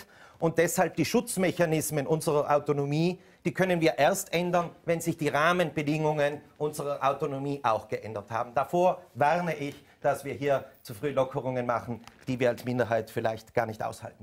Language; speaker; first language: German; native; German